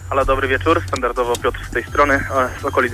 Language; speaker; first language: Polish; native; Polish